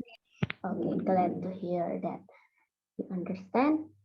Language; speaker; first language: English; non-native, fluent; Indonesian